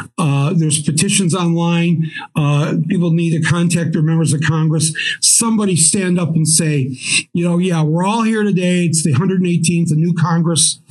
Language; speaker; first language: English; native; English